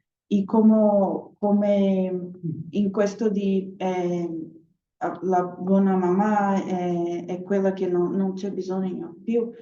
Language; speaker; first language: Italian; non-native, learner; Portuguese